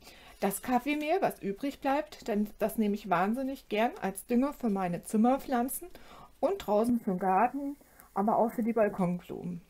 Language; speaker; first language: German; native; German